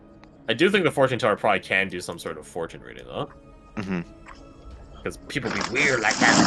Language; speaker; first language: English; native; English